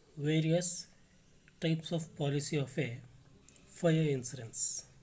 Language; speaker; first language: English; non-native, local second language; Kannada